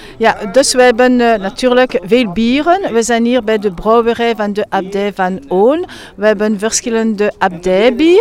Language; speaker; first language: Dutch; non-native, local second language; French